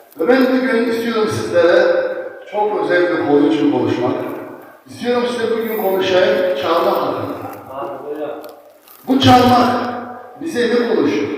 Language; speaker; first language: Turkish; non-native, fluent; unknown